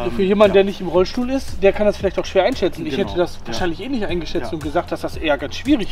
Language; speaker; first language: German; native; German